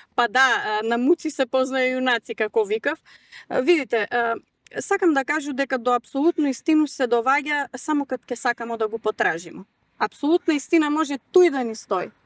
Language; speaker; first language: Macedonian; non-native, local second language; Serbian